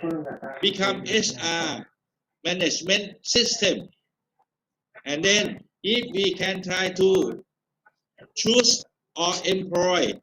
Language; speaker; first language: English; non-native, fluent; Thai